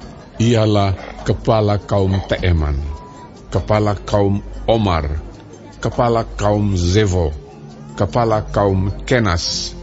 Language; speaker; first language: Indonesian; native; Indonesian